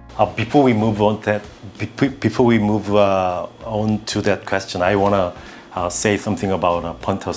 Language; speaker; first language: English; non-native, learner; Korean